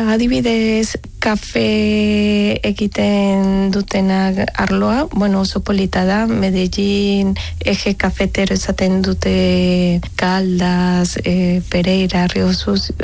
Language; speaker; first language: Basque; non-native, fluent; Spanish